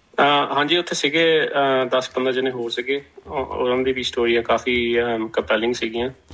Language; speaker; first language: Punjabi; early bilingual, heritage; Punjabi